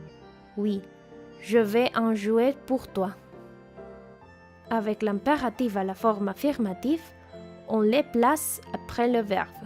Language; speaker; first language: French; non-native, fluent; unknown